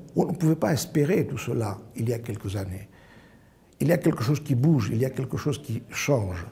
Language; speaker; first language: French; non-native, fluent; Greek